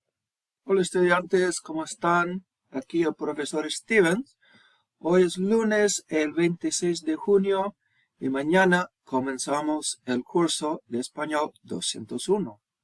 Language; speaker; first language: Spanish; non-native, fluent; English